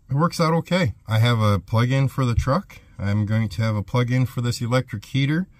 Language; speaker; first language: English; native; English